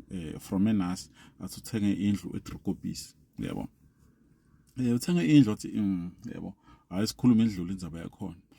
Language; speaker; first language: Zulu; non-native, local second language; Swati